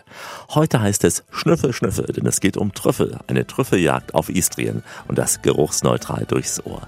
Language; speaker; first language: German; native; German